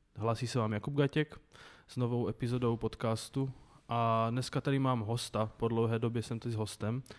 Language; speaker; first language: Czech; non-native, fluent; Slovak